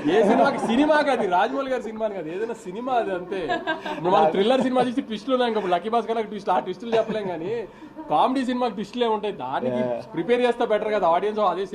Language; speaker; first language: Telugu; native; Telugu